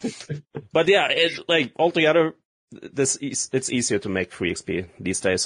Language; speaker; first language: English; non-native, fluent; Norwegian